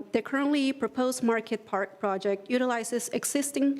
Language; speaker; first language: English; non-native, fluent; Spanish